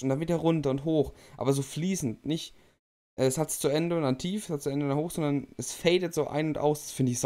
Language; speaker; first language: German; native; German